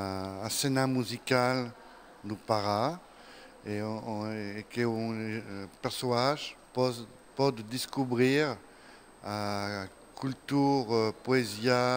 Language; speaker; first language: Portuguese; non-native, learner; French